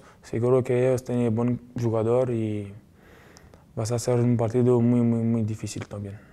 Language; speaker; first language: Spanish; non-native, fluent; French